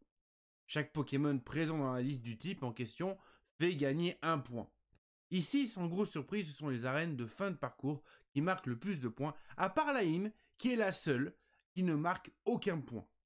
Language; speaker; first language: French; native; French